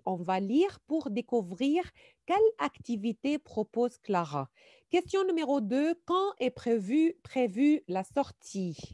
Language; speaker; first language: French; non-native, fluent; Arabic